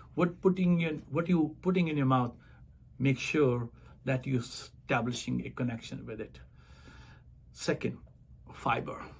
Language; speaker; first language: English; non-native, local second language; Punjabi